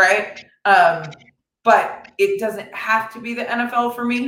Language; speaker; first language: English; native; English